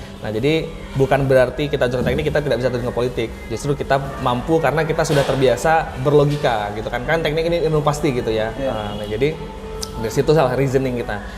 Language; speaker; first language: Indonesian; native; Indonesian